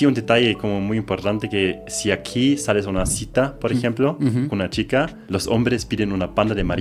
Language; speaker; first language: Spanish; non-native, fluent; German